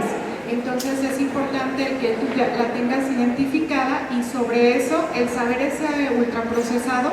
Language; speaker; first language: Spanish; native; Spanish